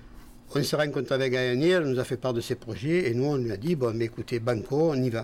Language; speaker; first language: French; native; French